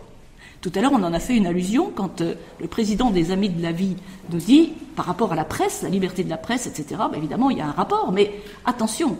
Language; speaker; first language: French; native; French